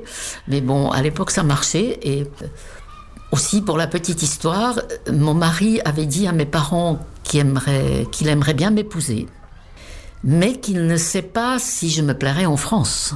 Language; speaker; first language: French; non-native, fluent; Czech